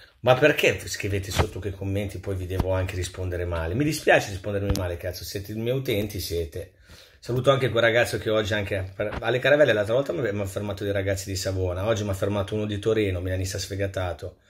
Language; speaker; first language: Italian; native; Italian